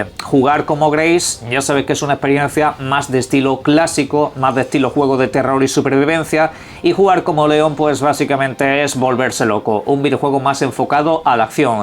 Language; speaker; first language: Spanish; native; Spanish